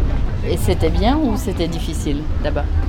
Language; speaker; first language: French; native; French